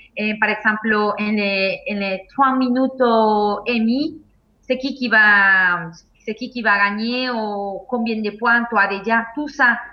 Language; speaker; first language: French; non-native, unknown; Spanish